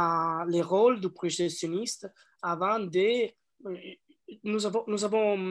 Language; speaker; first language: French; non-native, learner; Italian